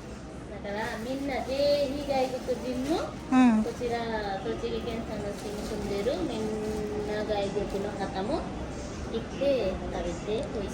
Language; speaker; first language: Japanese; non-native, learner; Nepali